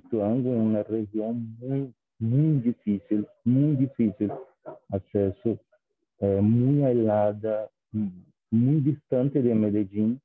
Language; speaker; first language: Spanish; non-native, fluent; Portuguese